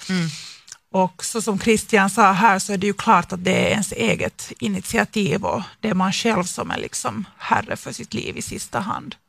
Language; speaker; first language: Swedish; native; Swedish